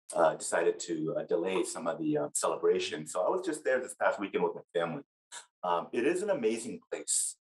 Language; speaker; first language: English; native; English